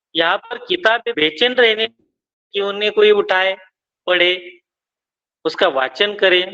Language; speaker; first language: Hindi; non-native, local second language; Marathi